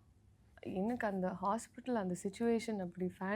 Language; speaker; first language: Tamil; non-native, learner; Telugu